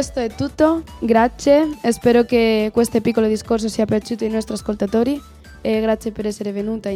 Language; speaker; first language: Italian; non-native, learner; Spanish